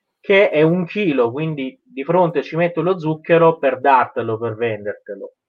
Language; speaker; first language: Italian; non-native, fluent; Persian